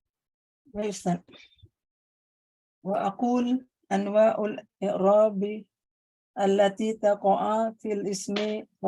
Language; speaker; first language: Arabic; non-native, learner; Indonesian